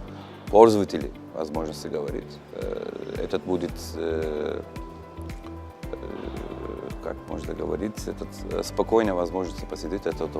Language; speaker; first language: Russian; non-native, learner; Turkish